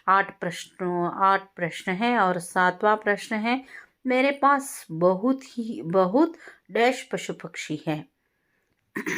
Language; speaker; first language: Hindi; non-native, local second language; Kannada